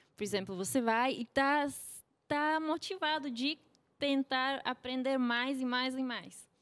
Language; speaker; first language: Portuguese; non-native, fluent; Slovak